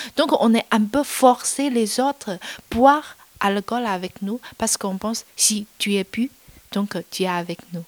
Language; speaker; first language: French; non-native, learner; Chinese